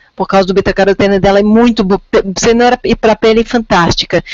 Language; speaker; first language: Portuguese; non-native, fluent; French